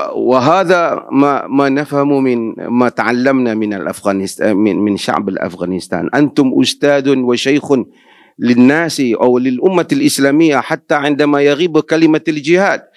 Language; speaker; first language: Arabic; non-native, fluent; Malay